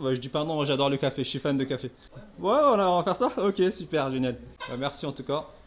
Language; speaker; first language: French; native; French